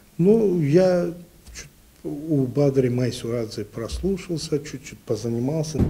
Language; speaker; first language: Russian; non-native, local second language; Azerbaijani